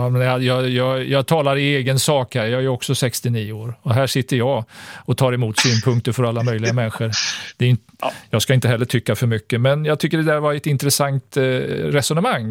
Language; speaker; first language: Swedish; native; Swedish